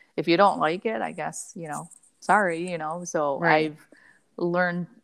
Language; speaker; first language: English; early bilingual, other home language; Cantonese